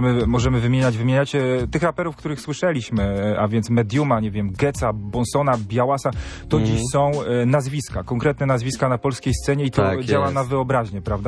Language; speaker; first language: Polish; native; Polish